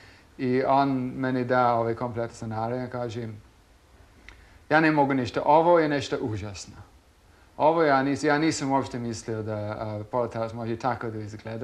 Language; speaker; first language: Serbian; non-native, fluent; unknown